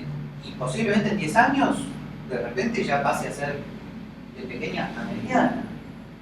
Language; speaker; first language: Spanish; native; Spanish